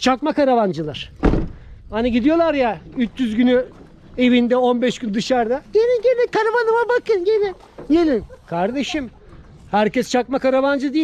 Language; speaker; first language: Turkish; native; Turkish